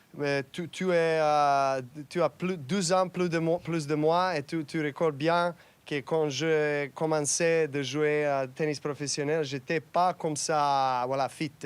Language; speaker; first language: French; non-native, learner; Serbian